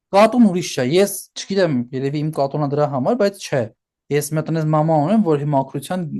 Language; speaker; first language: Armenian; early bilingual, heritage; Armenian